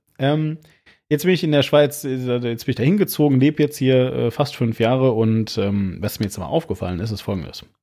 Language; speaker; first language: German; native; German